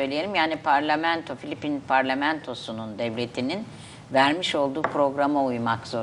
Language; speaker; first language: Turkish; native; Turkish